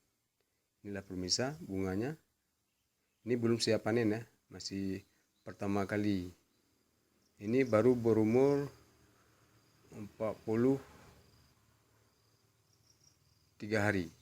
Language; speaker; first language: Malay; non-native, local second language; Achinese